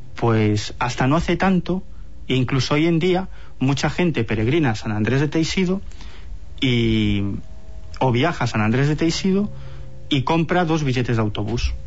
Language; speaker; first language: Spanish; native; Spanish